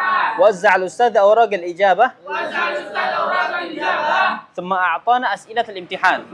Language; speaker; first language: Arabic; non-native, fluent; Indonesian